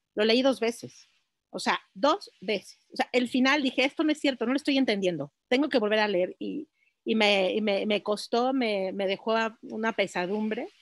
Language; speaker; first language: Spanish; native; Spanish